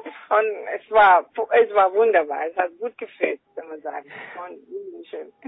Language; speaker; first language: German; non-native, fluent; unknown